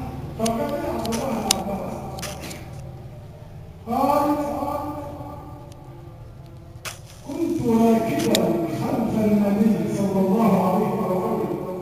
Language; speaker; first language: Arabic; native; Arabic